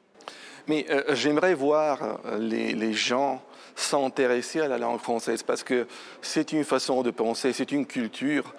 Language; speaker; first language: French; non-native, fluent; Bulgarian